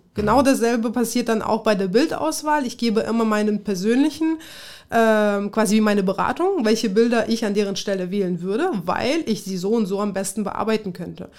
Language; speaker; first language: German; early bilingual, other home language; Russian